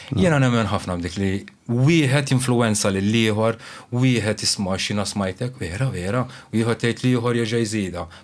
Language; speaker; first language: Maltese; early bilingual, other home language; Romanian